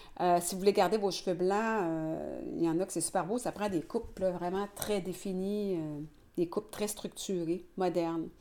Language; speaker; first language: French; native; French